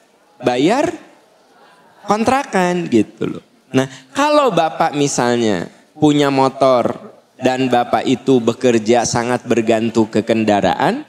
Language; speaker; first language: Indonesian; non-native, local second language; Sundanese